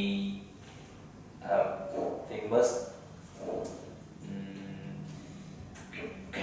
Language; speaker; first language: English; non-native, learner; Vietnamese